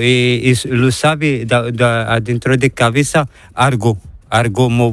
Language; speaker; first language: Spanish; non-native, learner; Arabic